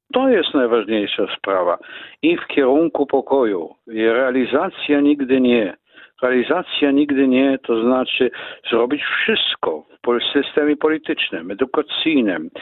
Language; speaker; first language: Polish; non-native, fluent; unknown